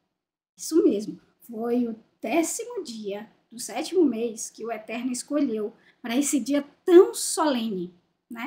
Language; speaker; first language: Portuguese; native; Portuguese